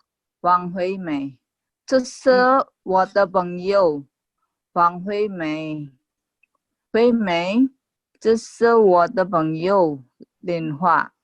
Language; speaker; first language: Chinese; non-native, learner; Indonesian